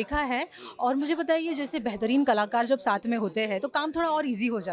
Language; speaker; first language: Hindi; native; Hindi